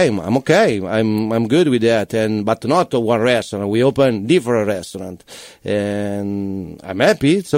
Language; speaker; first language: English; non-native, learner; Italian